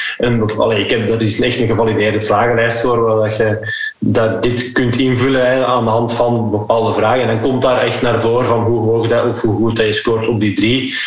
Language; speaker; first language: Dutch; native; Dutch